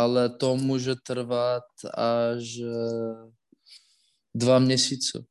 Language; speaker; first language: Czech; non-native, learner; Russian